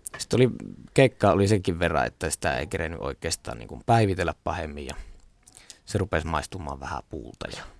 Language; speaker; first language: Finnish; native; Finnish